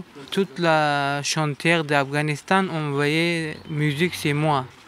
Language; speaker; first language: French; non-native, learner; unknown